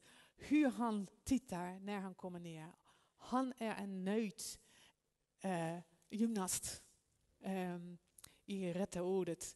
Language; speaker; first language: Swedish; non-native, fluent; Dutch